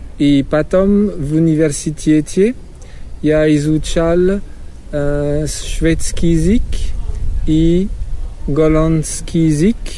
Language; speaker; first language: Russian; non-native, learner; French